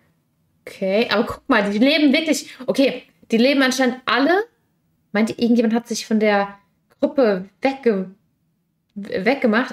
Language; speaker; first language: German; native; German